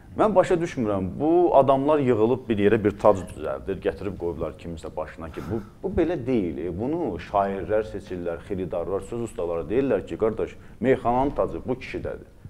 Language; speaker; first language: Azerbaijani; native; Azerbaijani